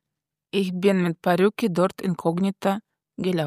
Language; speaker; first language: German; non-native, fluent; Russian